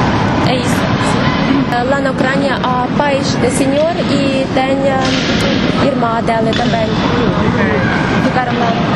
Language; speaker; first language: Portuguese; non-native, learner; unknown